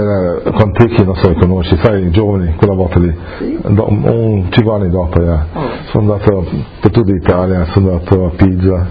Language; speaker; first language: Italian; early bilingual, heritage; English